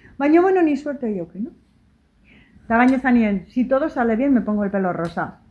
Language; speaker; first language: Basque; native; Basque